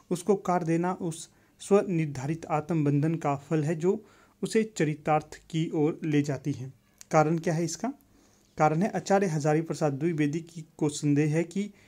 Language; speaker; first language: Hindi; native; Hindi